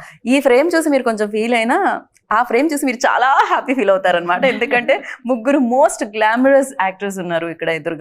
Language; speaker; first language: Telugu; native; Telugu